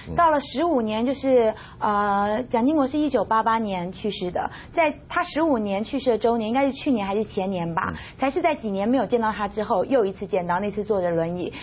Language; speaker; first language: Chinese; native; Chinese